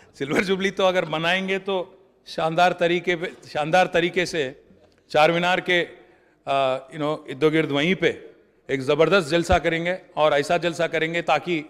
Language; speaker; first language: Hindi; non-native, local second language; Telugu